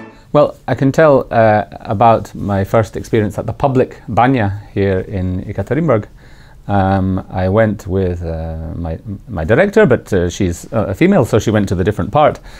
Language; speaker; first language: English; native; English